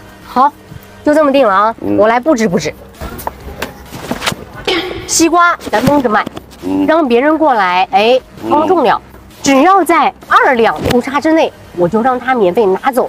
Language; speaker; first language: Chinese; native; Chinese